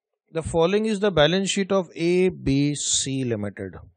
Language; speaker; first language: English; non-native, local second language; Hindi